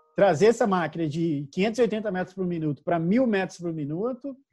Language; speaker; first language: Portuguese; native; Portuguese